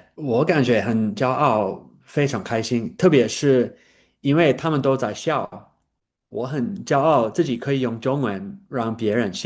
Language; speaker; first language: Chinese; non-native, learner; English